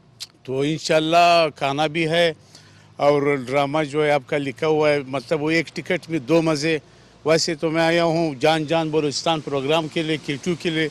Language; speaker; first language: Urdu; non-native, local second language; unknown